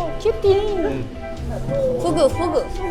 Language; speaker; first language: Korean; non-native, learner; Japanese